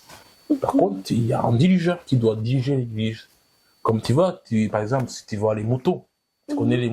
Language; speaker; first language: French; non-native, fluent; Kinyarwanda